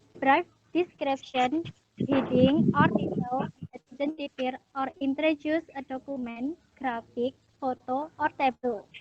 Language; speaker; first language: English; non-native, learner; Indonesian